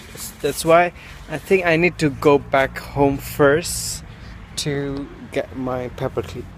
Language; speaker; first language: English; non-native, learner; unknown